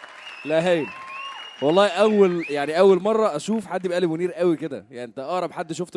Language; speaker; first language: Arabic; native; Arabic